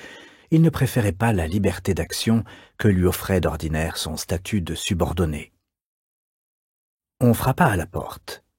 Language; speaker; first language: French; native; French